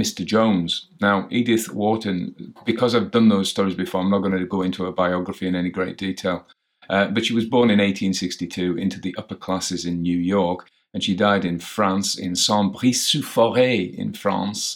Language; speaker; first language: English; native; English